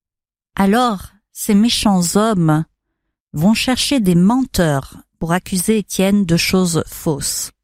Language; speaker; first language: French; native; French